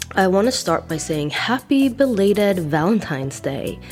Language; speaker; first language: English; non-native, fluent; Swedish